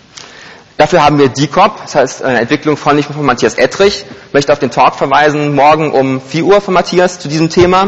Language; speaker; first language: German; native; German